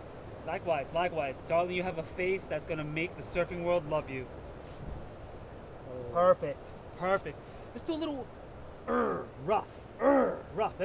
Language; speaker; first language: English; native; English